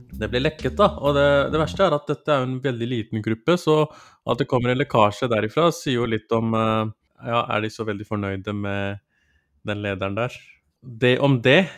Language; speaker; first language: Norwegian; early bilingual, other home language; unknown